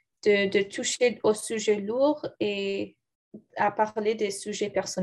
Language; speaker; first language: French; non-native, learner; English